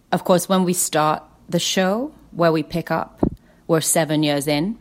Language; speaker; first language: English; native; English